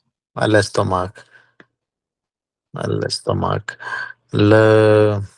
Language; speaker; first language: French; non-native, learner; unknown